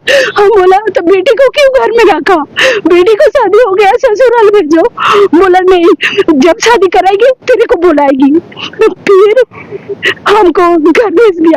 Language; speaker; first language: Hindi; non-native, local second language; Bangla